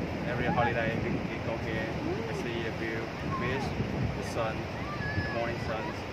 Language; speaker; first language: English; non-native, learner; Vietnamese